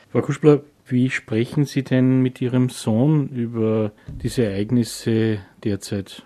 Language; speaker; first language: German; native; German